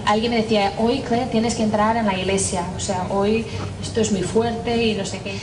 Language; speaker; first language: Spanish; non-native, fluent; English